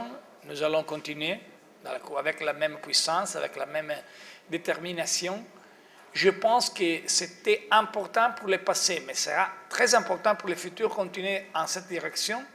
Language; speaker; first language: French; non-native, fluent; Italian